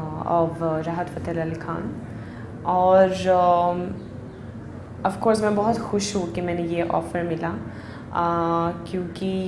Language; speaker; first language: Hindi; non-native, learner; Swedish